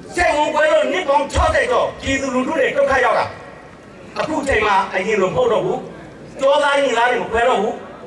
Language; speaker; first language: Burmese; non-native, local second language; S'gaw Karen